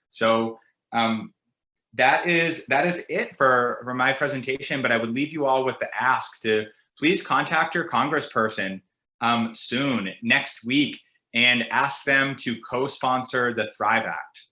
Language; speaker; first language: English; native; English